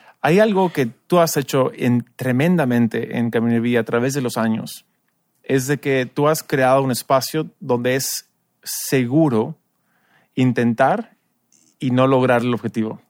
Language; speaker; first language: Spanish; early bilingual, other home language; English